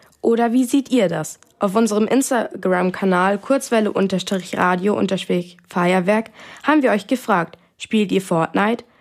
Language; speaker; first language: German; native; German